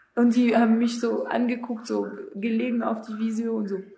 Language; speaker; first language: German; non-native, fluent; French